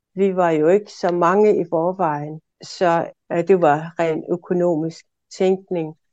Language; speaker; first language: Danish; non-native, local second language; Kalaallisut